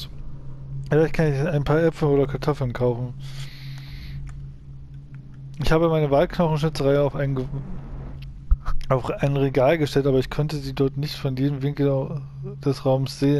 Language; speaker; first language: German; native; German